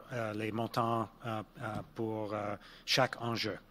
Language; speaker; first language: French; non-native, local second language; English